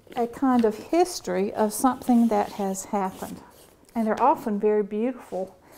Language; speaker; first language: English; native; English